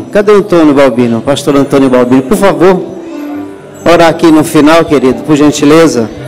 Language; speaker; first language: Portuguese; native; Portuguese